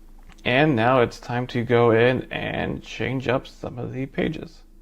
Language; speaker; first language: English; native; English